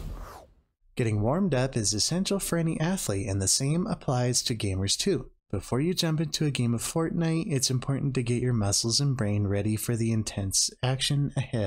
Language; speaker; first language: English; native; English